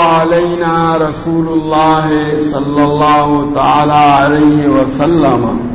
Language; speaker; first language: Urdu; non-native, local second language; Gujarati